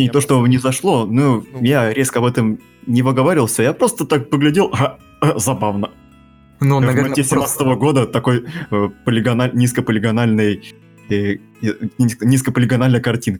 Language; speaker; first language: Russian; native; Russian